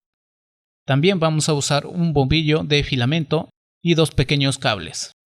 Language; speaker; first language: Spanish; native; Spanish